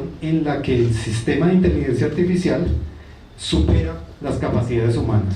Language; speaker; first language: Spanish; native; Spanish